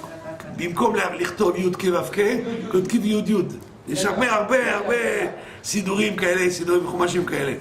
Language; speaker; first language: Hebrew; non-native, fluent; French